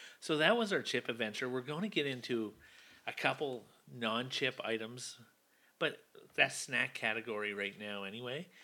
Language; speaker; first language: English; native; English